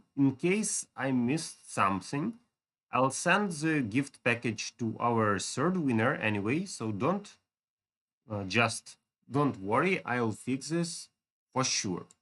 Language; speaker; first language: English; non-native, fluent; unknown